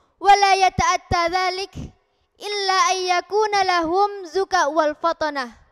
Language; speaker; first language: Arabic; non-native, learner; Indonesian